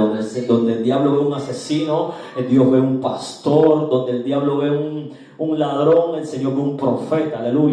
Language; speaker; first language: Spanish; native; Spanish